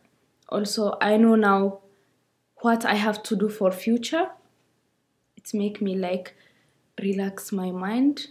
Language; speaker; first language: English; non-native, learner; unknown